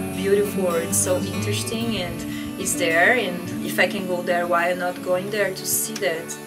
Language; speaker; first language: English; non-native, fluent; Portuguese